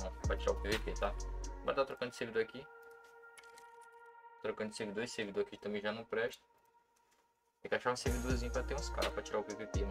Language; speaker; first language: Portuguese; native; Portuguese